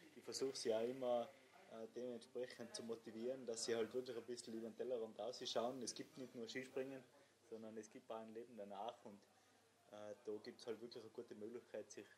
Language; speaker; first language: German; native; German